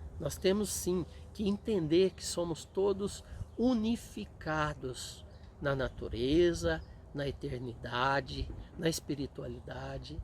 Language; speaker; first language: Portuguese; native; Portuguese